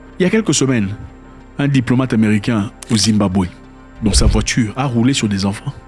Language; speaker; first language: French; non-native, local second language; Lingala